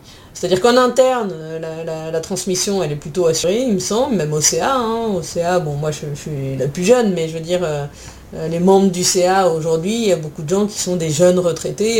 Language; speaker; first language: French; native; French